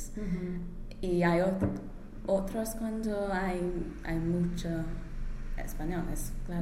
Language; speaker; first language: Spanish; non-native, learner; English